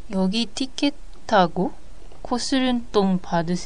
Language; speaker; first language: Korean; non-native, learner; Japanese